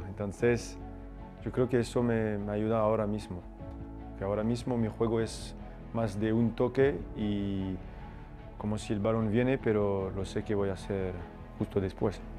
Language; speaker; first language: Spanish; non-native, fluent; French